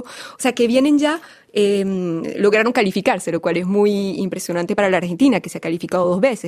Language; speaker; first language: Spanish; native; Spanish